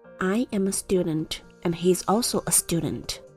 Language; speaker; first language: English; non-native, fluent; Chinese